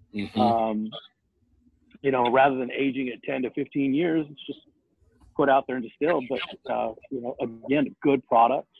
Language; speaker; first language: English; native; English